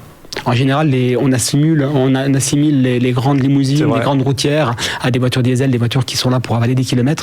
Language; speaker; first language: French; native; French